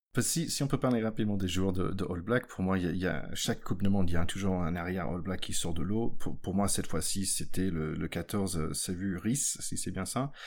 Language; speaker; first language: French; non-native, fluent; English